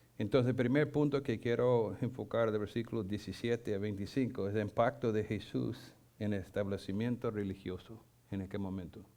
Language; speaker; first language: Spanish; non-native, fluent; English